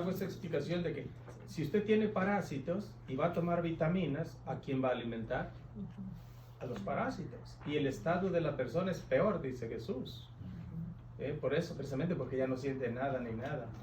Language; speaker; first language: Spanish; native; Spanish